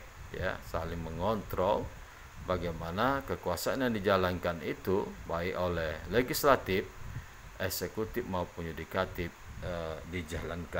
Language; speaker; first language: Indonesian; native; Indonesian